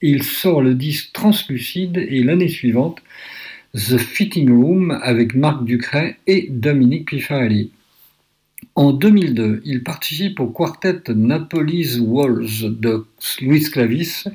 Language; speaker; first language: French; native; French